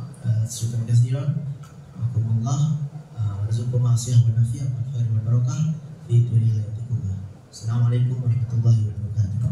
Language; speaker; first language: Arabic; non-native, fluent; Indonesian